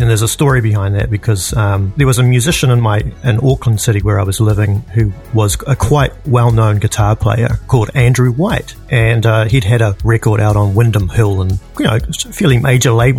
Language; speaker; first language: English; native; English